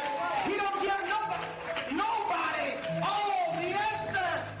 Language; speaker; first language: English; native; English